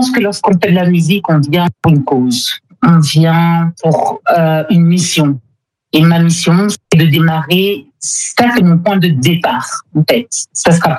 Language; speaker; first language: French; non-native, local second language; Lingala